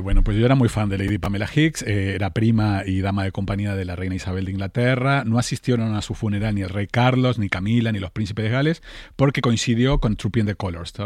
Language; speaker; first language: Spanish; native; Spanish